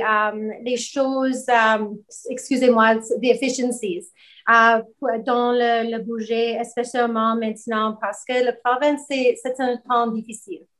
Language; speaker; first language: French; non-native, learner; English